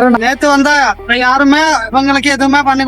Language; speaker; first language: Tamil; non-native, learner; Malayalam